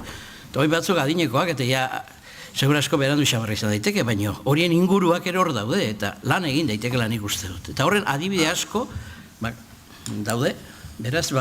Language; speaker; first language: Basque; native; Basque